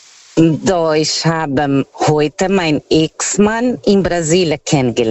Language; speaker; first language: German; non-native, fluent; Portuguese